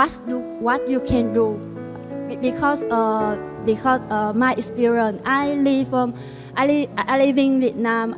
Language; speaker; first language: English; non-native, learner; Vietnamese